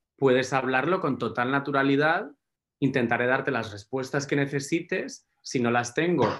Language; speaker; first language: Spanish; native; Spanish